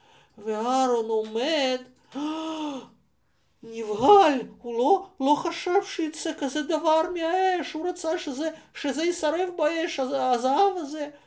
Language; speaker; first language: Hebrew; non-native, fluent; Russian